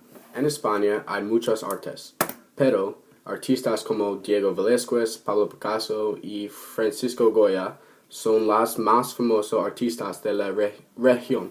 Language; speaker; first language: Spanish; non-native, learner; English